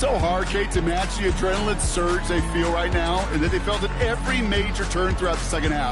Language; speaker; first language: English; native; English